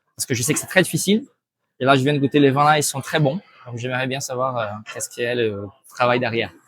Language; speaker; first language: French; non-native, fluent; Portuguese